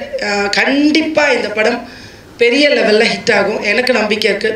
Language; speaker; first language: Tamil; non-native, fluent; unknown